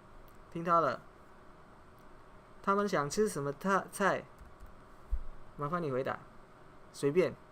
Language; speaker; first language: Chinese; non-native, fluent; Indonesian